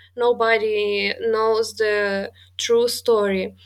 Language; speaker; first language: English; non-native, fluent; Romanian